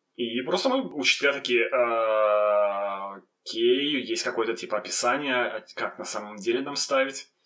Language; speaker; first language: Russian; native; Russian